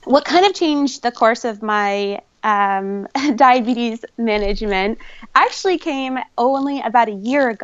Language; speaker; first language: English; native; English